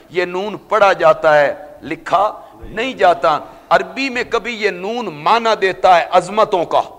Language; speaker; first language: Urdu; non-native, local second language; Punjabi